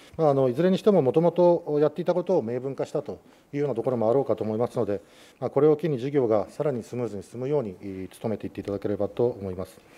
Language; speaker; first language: Japanese; native; Japanese